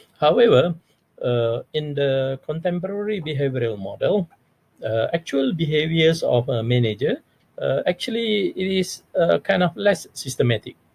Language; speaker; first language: English; non-native, local second language; Malay